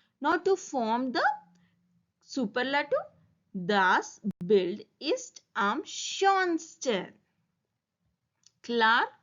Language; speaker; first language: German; non-native, learner; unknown